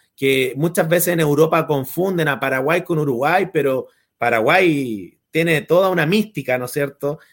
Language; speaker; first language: Spanish; native; Spanish